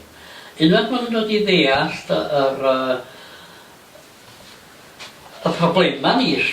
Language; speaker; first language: Welsh; native; Welsh